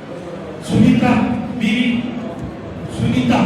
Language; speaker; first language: Kannada; native; Kannada